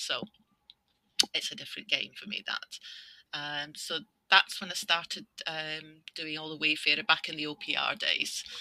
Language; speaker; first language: English; native; English